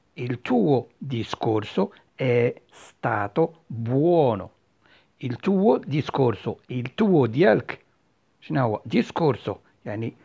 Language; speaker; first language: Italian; non-native, fluent; Arabic